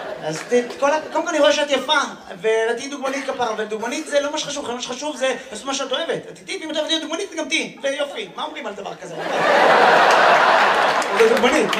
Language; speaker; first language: Hebrew; native; Hebrew